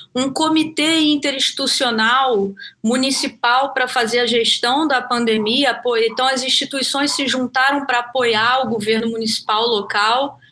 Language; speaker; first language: Portuguese; native; Portuguese